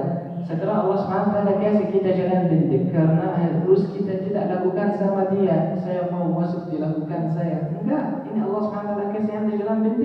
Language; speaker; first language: Indonesian; non-native, fluent; Arabic